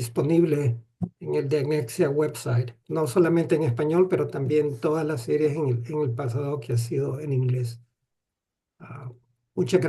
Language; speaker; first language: Spanish; non-native, fluent; English